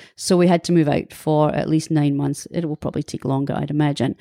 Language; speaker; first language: English; native; English